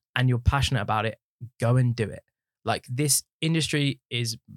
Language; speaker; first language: English; native; English